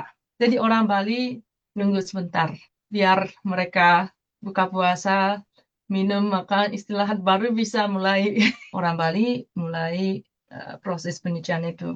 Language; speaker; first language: Indonesian; non-native, fluent; Japanese